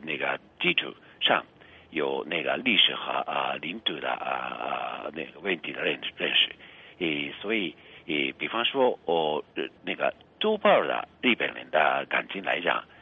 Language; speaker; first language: Chinese; non-native, fluent; Japanese